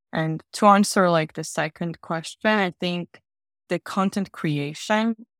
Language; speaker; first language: English; non-native, fluent; Georgian